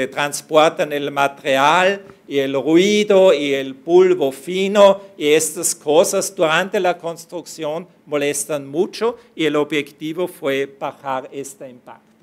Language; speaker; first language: Spanish; non-native, fluent; German